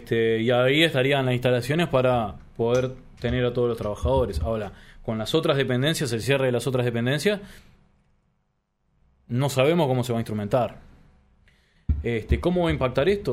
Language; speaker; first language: Spanish; native; Spanish